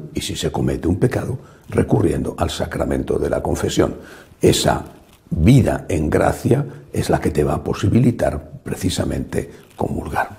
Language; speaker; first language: Spanish; native; Spanish